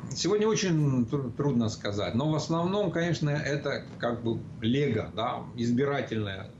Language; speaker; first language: Russian; non-native, local second language; Romanian